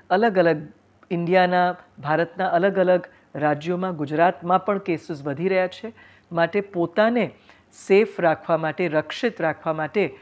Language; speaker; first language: Gujarati; non-native, fluent; Tamil